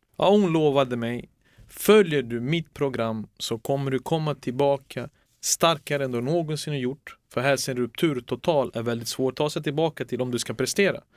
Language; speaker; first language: Swedish; early bilingual, other home language; Serbian